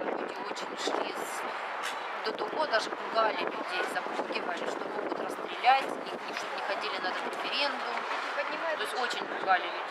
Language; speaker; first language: Russian; native; Russian